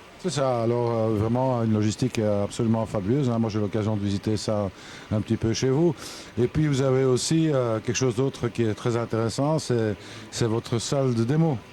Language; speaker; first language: French; native; French